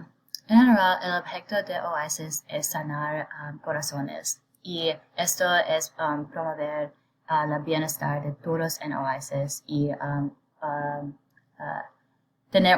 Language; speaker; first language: Spanish; non-native, learner; English